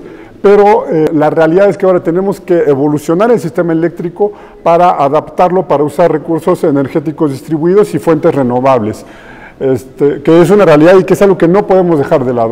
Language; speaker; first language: Spanish; native; Spanish